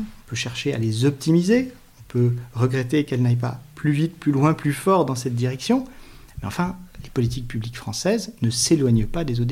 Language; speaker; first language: French; native; French